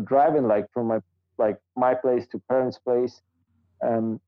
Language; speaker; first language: English; non-native, fluent; Russian